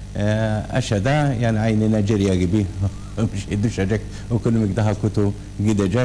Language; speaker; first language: Turkish; non-native, learner; Arabic